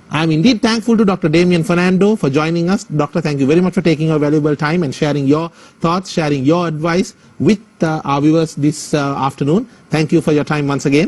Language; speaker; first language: English; non-native, local second language; Sinhala